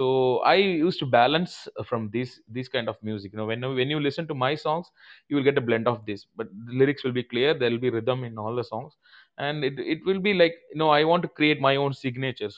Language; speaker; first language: English; non-native, local second language; Tamil